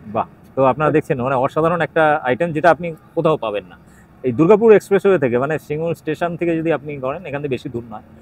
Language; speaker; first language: Bangla; native; Bangla